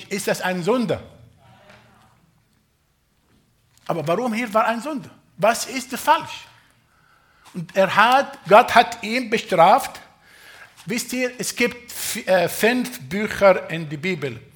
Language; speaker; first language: German; non-native, fluent; Arabic